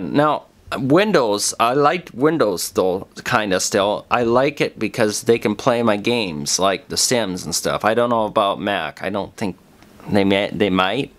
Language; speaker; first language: English; native; English